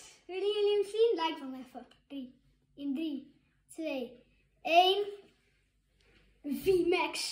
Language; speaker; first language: Dutch; native; Dutch